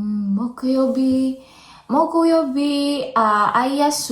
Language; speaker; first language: Japanese; non-native, learner; Indonesian